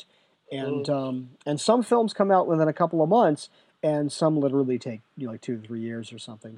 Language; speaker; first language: English; native; English